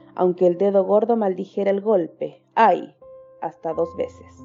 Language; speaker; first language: Spanish; native; Spanish